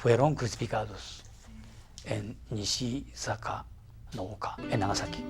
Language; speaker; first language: Spanish; non-native, fluent; Japanese